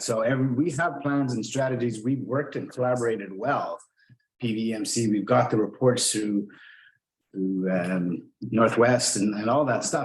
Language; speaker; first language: English; native; English